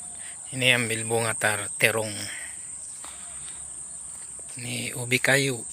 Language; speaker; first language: Indonesian; non-native, learner; Filipino